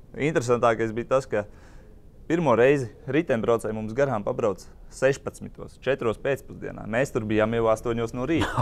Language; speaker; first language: Latvian; native; Latvian